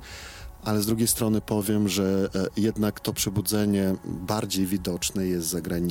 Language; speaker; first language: Polish; non-native, fluent; Belarusian